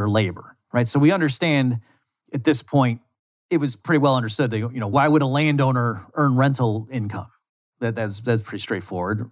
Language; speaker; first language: English; native; English